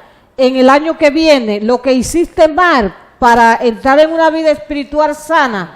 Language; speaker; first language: Spanish; native; Spanish